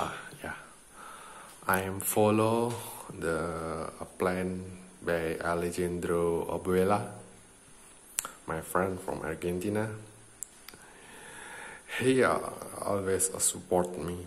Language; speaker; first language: English; non-native, learner; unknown